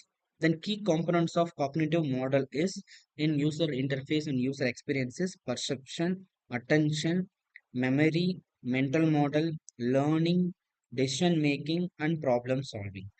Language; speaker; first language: English; non-native, local second language; Tamil